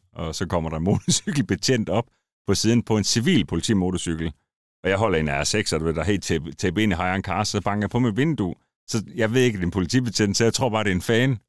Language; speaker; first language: Danish; native; Danish